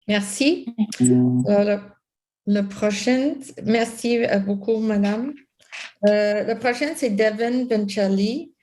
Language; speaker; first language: French; non-native, local second language; English